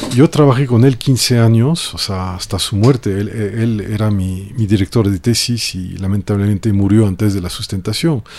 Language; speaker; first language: Spanish; non-native, fluent; French